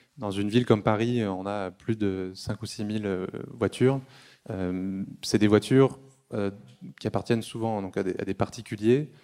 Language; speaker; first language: French; native; French